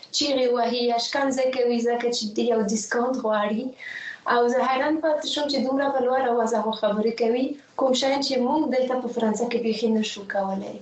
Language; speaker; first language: Pashto; non-native, fluent; French